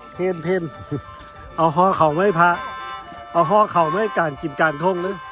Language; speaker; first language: Thai; native; Thai